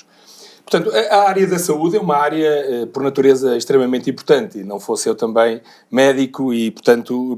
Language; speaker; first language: Portuguese; native; Portuguese